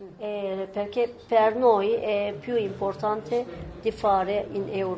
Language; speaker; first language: Italian; non-native, fluent; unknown